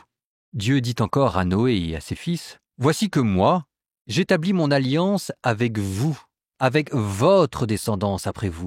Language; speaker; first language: French; native; French